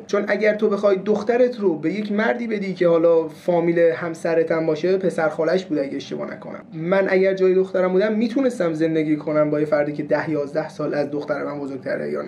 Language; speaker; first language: Persian; native; Persian